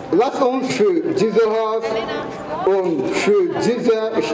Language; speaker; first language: German; non-native, fluent; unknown